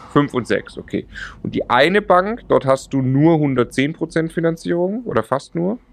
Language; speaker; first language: German; native; German